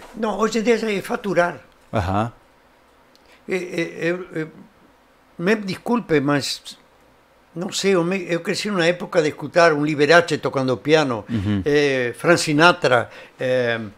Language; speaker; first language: Portuguese; non-native, fluent; Spanish